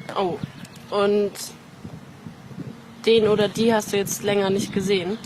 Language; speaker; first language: German; native; German